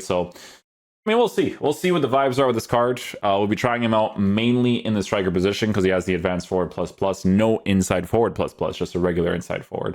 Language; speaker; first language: English; native; English